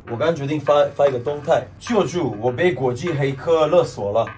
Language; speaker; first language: Chinese; native; Chinese